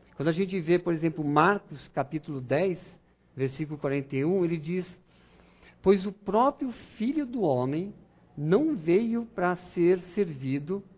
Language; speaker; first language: Portuguese; non-native, fluent; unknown